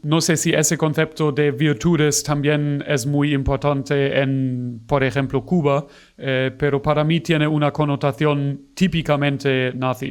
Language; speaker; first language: Spanish; non-native, fluent; German